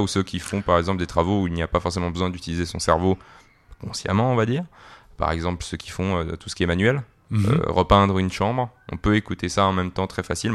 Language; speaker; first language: French; native; French